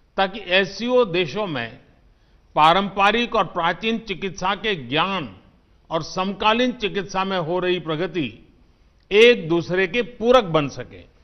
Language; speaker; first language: Hindi; non-native, local second language; Gujarati